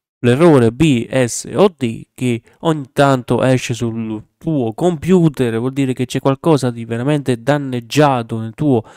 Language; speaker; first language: Italian; native; Italian